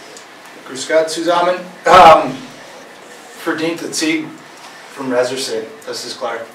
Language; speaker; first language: German; non-native, fluent; English